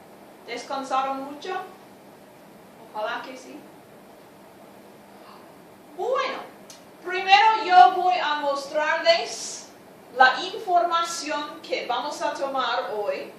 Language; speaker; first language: Spanish; non-native, fluent; English